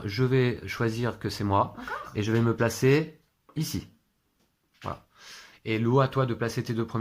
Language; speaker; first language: French; native; French